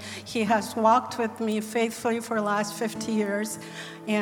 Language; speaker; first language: English; non-native, fluent; Korean